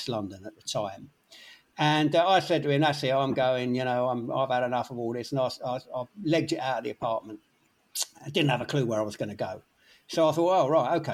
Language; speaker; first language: English; native; English